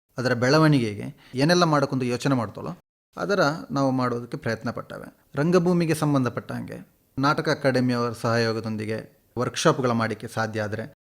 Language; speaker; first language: Kannada; native; Kannada